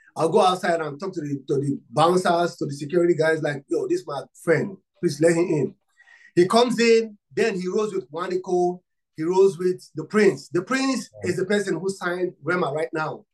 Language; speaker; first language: English; non-native, local second language; Yoruba